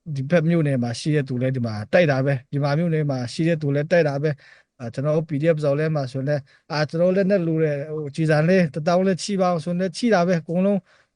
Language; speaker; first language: Burmese; non-native, local second language; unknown